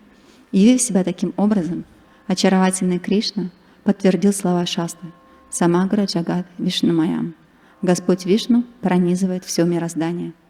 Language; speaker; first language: Russian; native; Russian